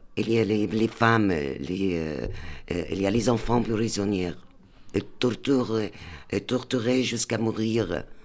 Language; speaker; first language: French; non-native, learner; Arabic